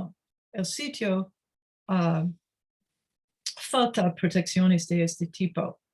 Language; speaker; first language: Spanish; non-native, learner; English